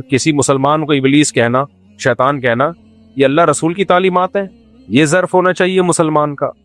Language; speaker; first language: Urdu; native; Urdu